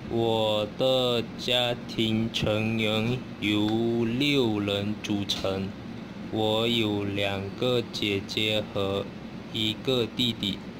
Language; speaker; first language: Chinese; non-native, learner; Malay